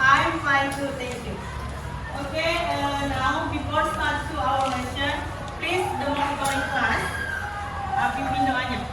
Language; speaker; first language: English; non-native, learner; Indonesian